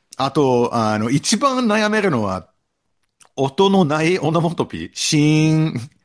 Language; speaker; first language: Japanese; non-native, fluent; English